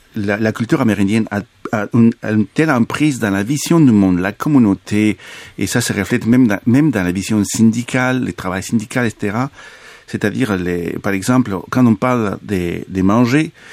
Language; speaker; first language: French; non-native, fluent; Spanish